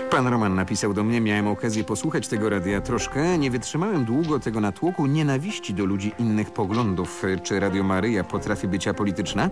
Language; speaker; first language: Polish; native; Polish